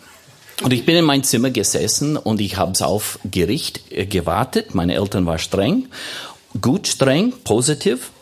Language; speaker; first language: German; non-native, fluent; English